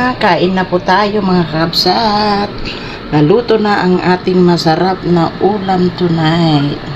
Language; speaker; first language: Filipino; non-native, local second language; Iloko